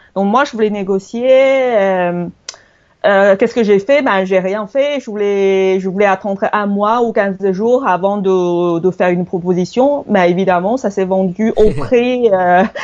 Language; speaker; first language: French; non-native, fluent; Chinese